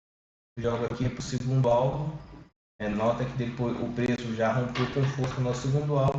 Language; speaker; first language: Portuguese; native; Portuguese